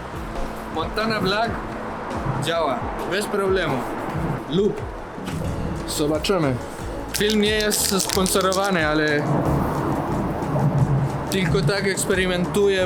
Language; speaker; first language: Polish; non-native, learner; Spanish